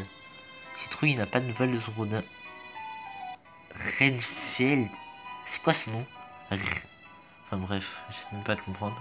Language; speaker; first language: French; native; French